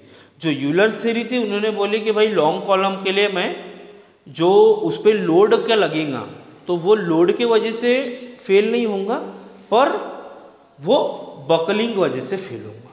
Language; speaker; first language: Hindi; non-native, local second language; Marathi